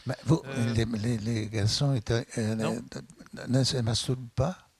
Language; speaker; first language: French; non-native, fluent; Italian